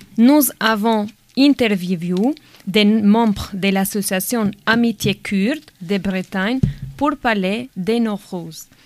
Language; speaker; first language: French; non-native, learner; Albanian